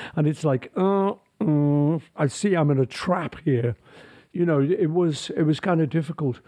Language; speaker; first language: English; native; English